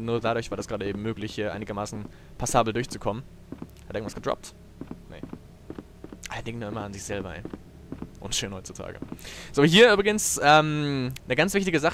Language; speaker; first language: German; native; German